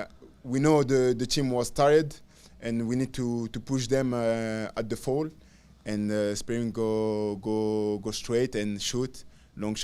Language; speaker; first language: English; non-native, learner; French